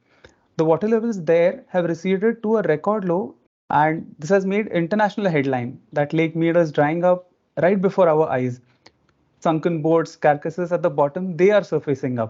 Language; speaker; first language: English; non-native, local second language; Marathi